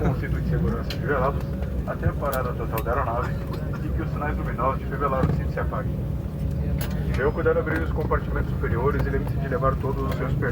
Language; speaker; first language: Portuguese; native; Portuguese